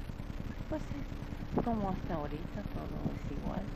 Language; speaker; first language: Spanish; early bilingual, other home language; Russian